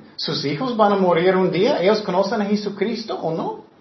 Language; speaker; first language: Spanish; non-native, fluent; English